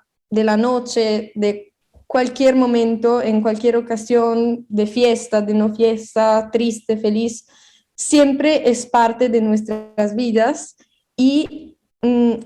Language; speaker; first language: Spanish; non-native, fluent; Italian